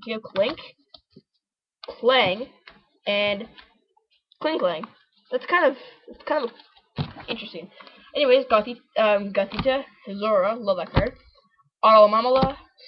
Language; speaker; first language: English; native; English